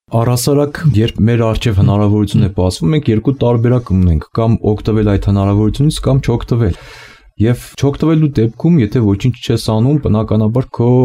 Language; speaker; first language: Armenian; native; Armenian